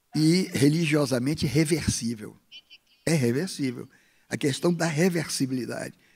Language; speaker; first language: Portuguese; native; Portuguese